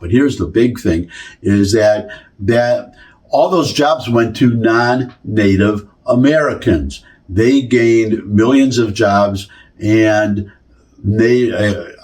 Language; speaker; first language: English; native; English